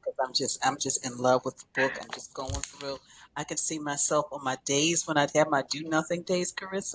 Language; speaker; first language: English; native; English